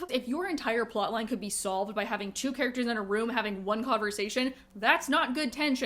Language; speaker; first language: English; native; English